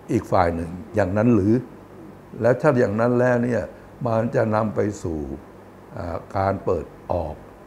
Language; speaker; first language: Thai; native; Thai